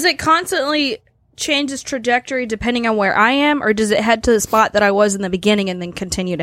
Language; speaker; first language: English; native; English